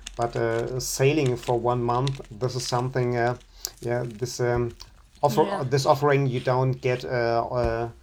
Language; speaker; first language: English; non-native, fluent; German